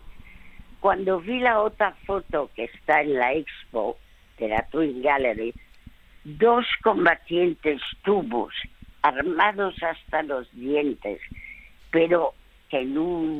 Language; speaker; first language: Spanish; early bilingual, other home language; French